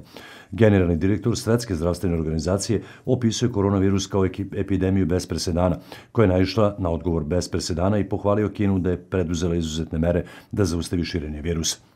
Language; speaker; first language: Serbian; native; Serbian